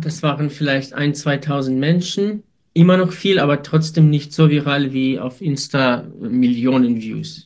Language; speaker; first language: German; non-native, fluent; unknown